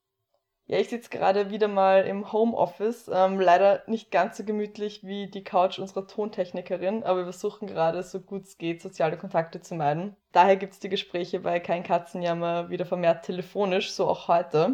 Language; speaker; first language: German; native; German